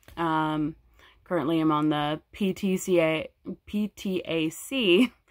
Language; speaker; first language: English; native; English